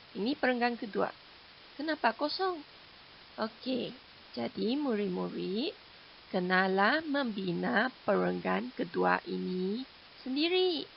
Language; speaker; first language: Malay; non-native, local second language; Chinese